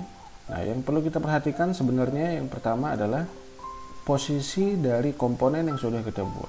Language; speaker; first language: Indonesian; native; Indonesian